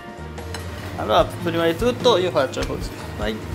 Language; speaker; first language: Italian; non-native, learner; Japanese